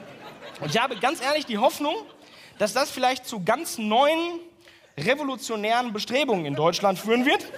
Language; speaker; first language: German; native; German